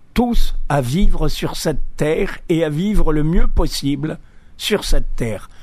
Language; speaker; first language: French; native; French